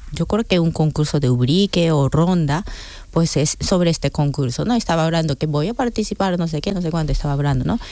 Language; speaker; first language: Spanish; non-native, fluent; Japanese